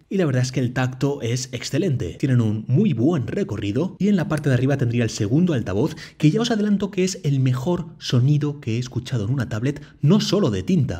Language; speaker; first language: Spanish; native; Spanish